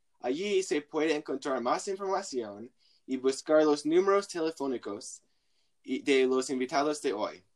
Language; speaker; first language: Spanish; non-native, learner; English